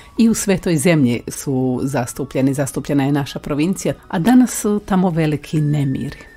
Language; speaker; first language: Croatian; native; Croatian